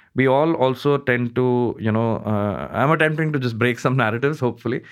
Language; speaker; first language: English; non-native, local second language; Hindi